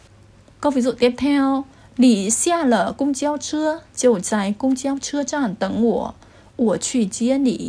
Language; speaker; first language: Chinese; non-native, fluent; Vietnamese